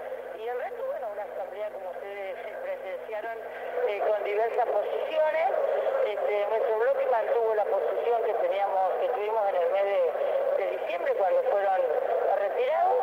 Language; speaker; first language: Spanish; native; Spanish